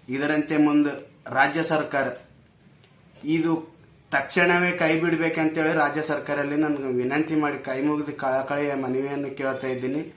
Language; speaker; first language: Kannada; native; Kannada